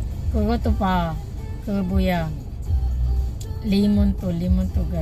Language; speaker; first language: Korean; non-native, local second language; Filipino